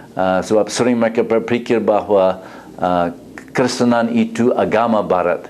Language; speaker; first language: Indonesian; non-native, fluent; English